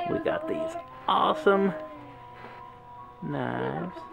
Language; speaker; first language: English; native; English